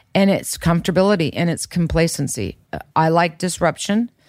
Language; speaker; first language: English; native; English